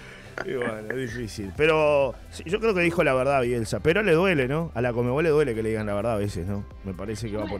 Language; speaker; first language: Spanish; native; Spanish